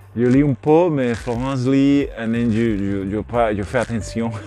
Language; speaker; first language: French; non-native, learner; Spanish